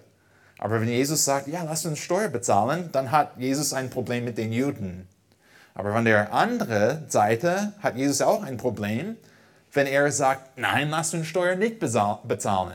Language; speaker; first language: German; non-native, fluent; English